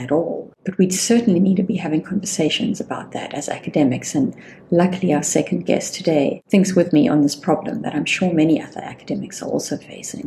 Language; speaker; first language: English; native; English